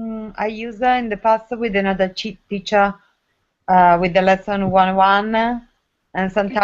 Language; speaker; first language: English; non-native, learner; Italian